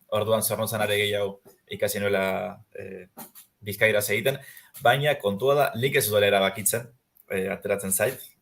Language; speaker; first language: Basque; non-native, fluent; Spanish